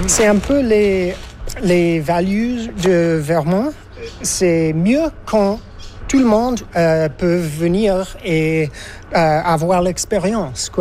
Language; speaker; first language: French; non-native, fluent; English